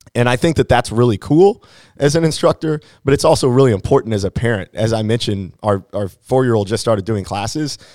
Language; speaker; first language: English; native; English